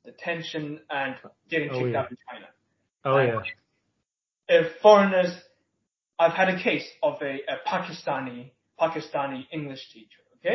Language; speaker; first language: English; non-native, local second language; Cantonese